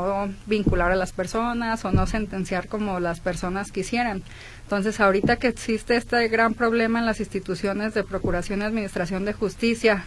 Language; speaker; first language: Spanish; native; Spanish